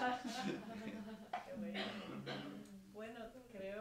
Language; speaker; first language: Spanish; early bilingual, heritage; Spanish